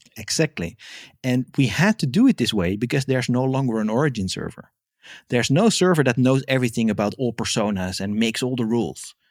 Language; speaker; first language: English; non-native, fluent; Dutch